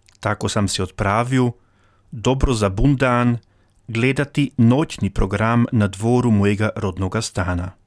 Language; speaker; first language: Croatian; native; Croatian